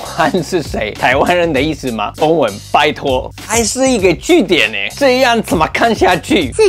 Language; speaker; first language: Chinese; non-native, fluent; English